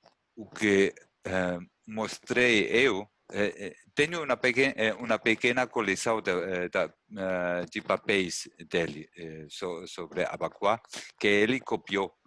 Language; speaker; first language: Portuguese; non-native, learner; German